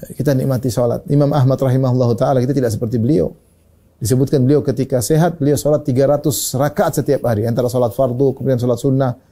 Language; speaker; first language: Malay; native; Malay